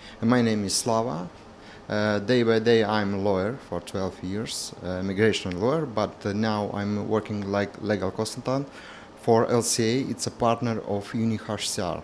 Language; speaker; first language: English; non-native, learner; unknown